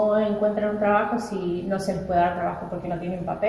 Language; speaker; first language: Spanish; native; Spanish